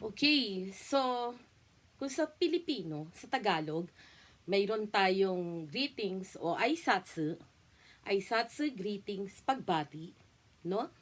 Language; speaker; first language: Filipino; native; Filipino